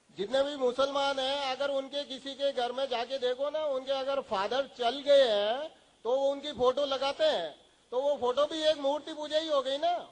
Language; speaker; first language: Hindi; native; Hindi